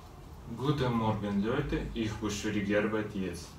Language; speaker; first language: German; non-native, learner; Russian